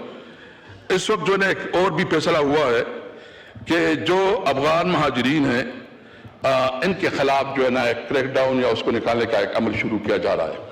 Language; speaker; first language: Urdu; non-native, local second language; Pashto